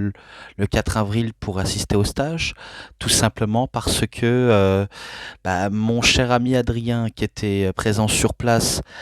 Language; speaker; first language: French; native; French